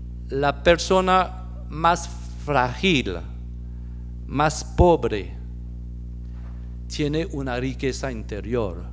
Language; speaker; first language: Spanish; non-native, fluent; French